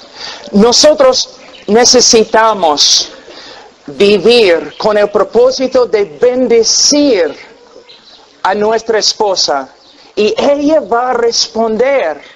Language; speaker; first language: Spanish; non-native, fluent; English